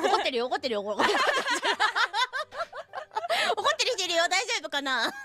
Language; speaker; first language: Japanese; native; Japanese